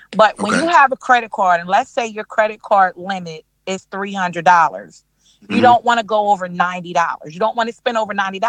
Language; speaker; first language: English; native; English